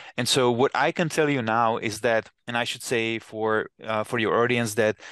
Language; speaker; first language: English; non-native, fluent; Czech